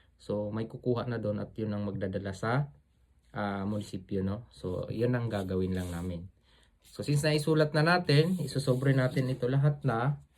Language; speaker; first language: Filipino; native; Filipino